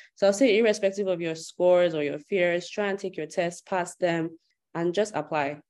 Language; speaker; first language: English; non-native, local second language; Yoruba